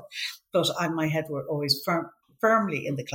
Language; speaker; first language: English; native; English